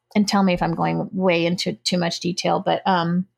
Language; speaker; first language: English; native; English